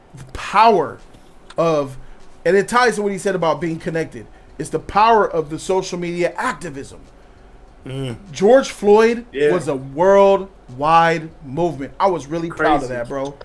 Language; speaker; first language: English; native; English